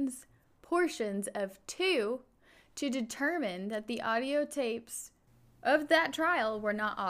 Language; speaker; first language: English; native; English